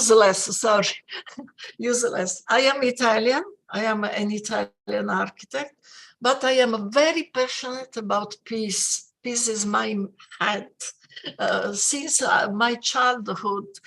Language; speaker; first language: English; non-native, fluent; Italian